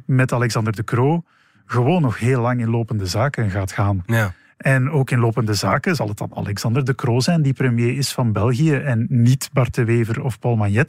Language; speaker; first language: Dutch; native; Dutch